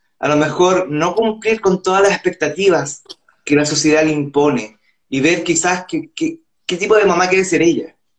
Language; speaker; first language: Spanish; native; Spanish